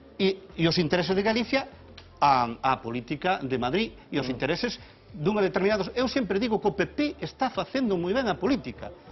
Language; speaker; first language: Galician; native; Galician